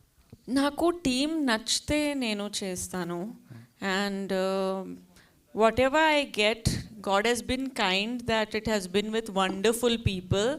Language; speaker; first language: Telugu; non-native, fluent; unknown